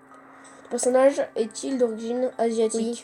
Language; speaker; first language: French; native; French